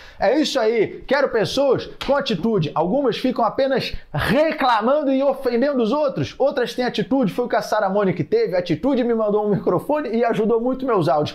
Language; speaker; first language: Portuguese; native; Portuguese